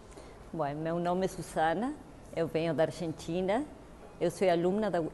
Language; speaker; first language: Portuguese; non-native, fluent; Spanish